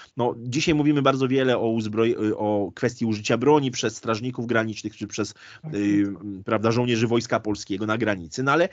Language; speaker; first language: Polish; native; Polish